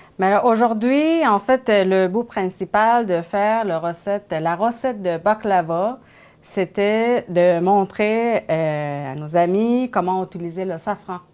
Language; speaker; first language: French; non-native, fluent; Persian